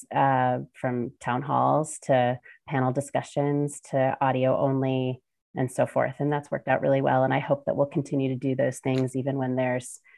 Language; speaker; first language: English; native; English